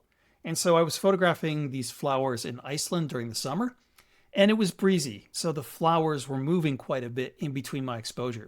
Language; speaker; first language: English; native; English